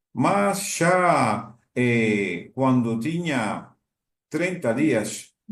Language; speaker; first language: Portuguese; non-native, learner; Spanish